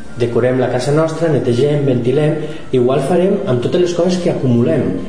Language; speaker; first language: Catalan; non-native, local second language; Spanish